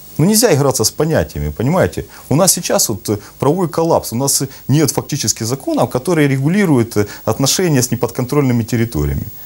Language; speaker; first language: Russian; native; Russian